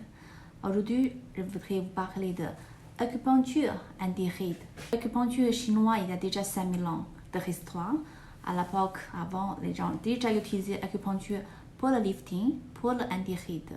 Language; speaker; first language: French; non-native, learner; Chinese